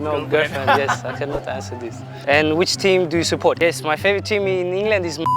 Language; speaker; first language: English; non-native, fluent; Swedish